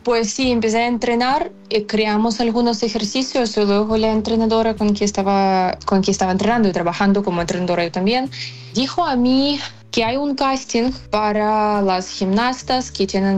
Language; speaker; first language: Spanish; non-native, fluent; Ukrainian